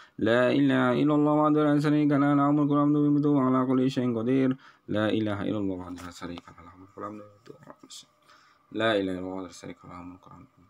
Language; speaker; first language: Arabic; non-native, learner; Indonesian